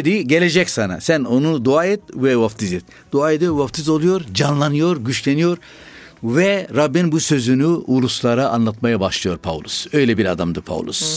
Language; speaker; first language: Turkish; non-native, fluent; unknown